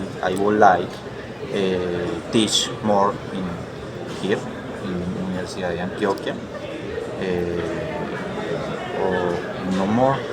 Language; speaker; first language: English; non-native, learner; Spanish